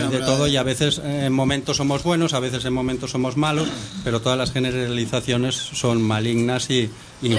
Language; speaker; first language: Spanish; native; Spanish